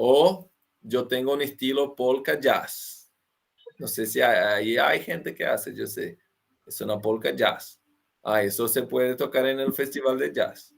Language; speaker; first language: Spanish; non-native, fluent; Portuguese